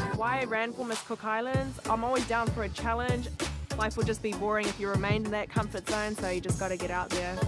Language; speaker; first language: English; native; English